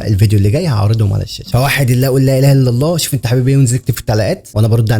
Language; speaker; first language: Arabic; native; Arabic